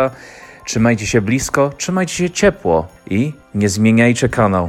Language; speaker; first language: Polish; non-native, fluent; English